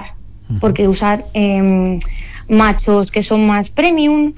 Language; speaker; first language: Spanish; native; Spanish